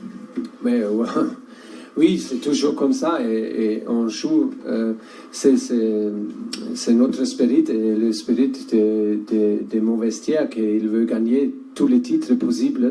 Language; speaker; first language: French; non-native, learner; German